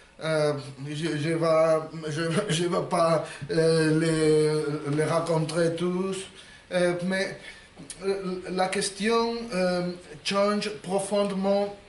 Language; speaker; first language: French; non-native, learner; Spanish